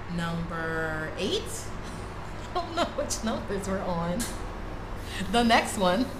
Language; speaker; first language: English; native; English